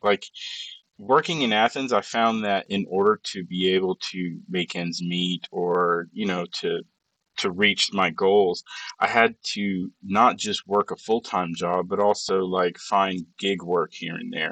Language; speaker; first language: English; early bilingual, other home language; Spanish